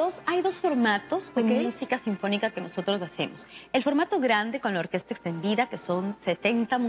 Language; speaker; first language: Spanish; native; Spanish